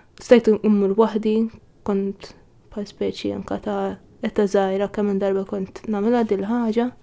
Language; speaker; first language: Maltese; native; Maltese